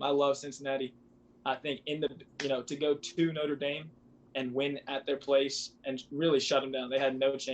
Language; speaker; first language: English; native; English